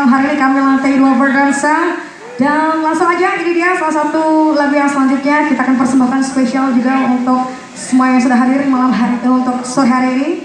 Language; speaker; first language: Indonesian; native; Indonesian